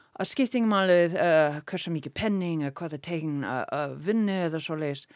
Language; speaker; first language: Icelandic; non-native, learner; English